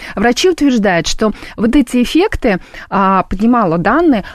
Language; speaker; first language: Russian; native; Russian